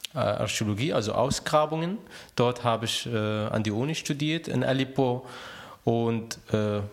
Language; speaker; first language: German; non-native, fluent; Arabic